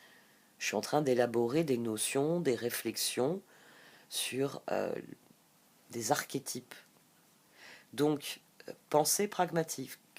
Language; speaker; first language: French; native; French